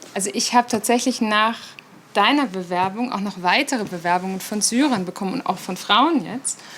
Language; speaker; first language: German; native; German